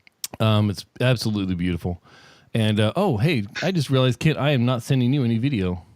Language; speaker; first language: English; native; English